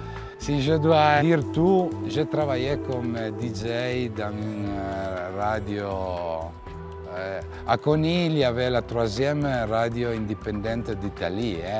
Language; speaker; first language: French; non-native, fluent; Italian